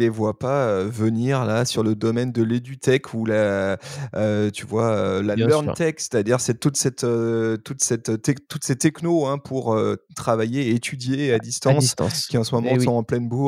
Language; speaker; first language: French; native; French